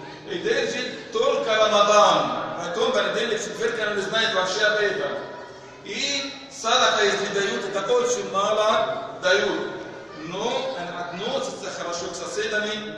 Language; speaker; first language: Russian; non-native, fluent; Arabic